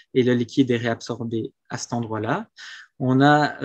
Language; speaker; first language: French; native; French